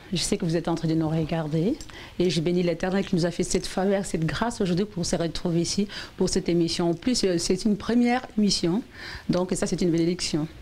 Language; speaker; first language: French; non-native, local second language; Lingala